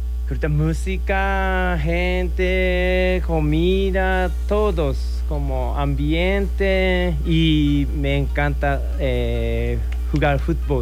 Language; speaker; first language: Spanish; non-native, learner; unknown